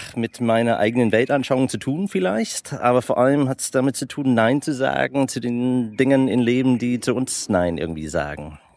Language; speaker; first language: German; non-native, fluent; English